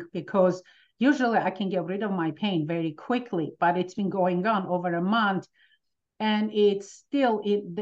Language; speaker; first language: English; early bilingual, other home language; Armenian